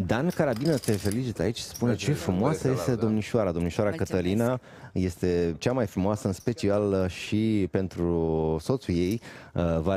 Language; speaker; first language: Romanian; native; Romanian